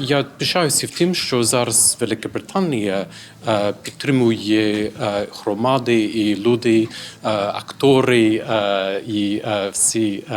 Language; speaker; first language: Ukrainian; non-native, fluent; English